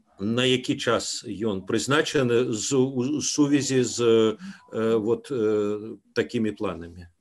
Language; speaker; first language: Belarusian; non-native, local second language; Russian